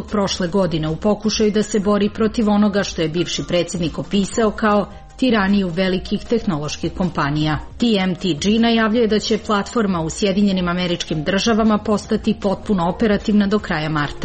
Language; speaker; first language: Serbian; native; Serbian